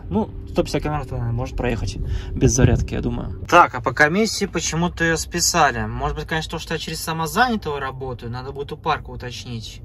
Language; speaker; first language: Russian; native; Russian